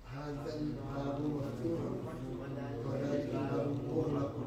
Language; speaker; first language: Arabic; non-native, learner; Urdu